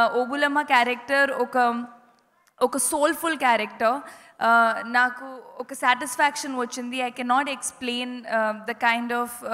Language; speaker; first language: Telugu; non-native, local second language; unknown